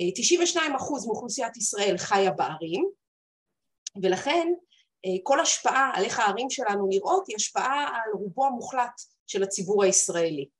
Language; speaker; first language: Hebrew; native; Hebrew